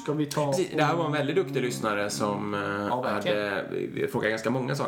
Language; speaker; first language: Swedish; native; Swedish